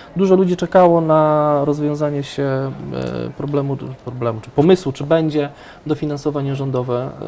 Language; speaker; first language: Polish; native; Polish